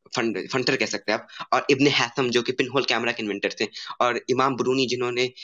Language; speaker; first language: Hindi; native; Hindi